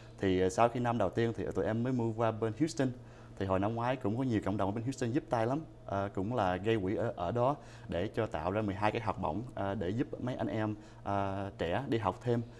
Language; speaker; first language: Vietnamese; early bilingual, heritage; Vietnamese